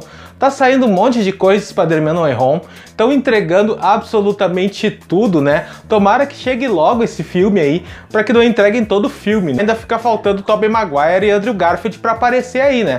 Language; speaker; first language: Portuguese; native; Portuguese